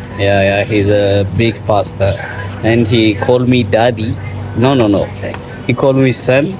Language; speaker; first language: English; non-native, local second language; Amharic